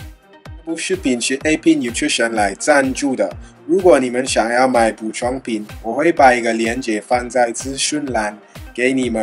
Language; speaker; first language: Chinese; non-native, fluent; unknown